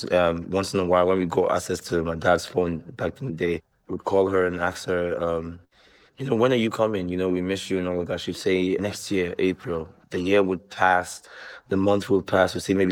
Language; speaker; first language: English; non-native, local second language; Igbo